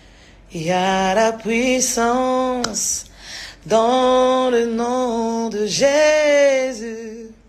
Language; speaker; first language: French; non-native, local second language; Lingala